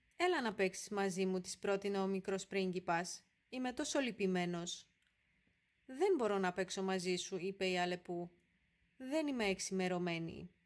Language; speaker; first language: Greek; non-native, fluent; Polish